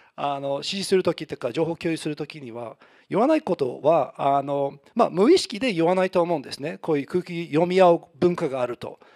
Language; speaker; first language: Japanese; non-native, fluent; English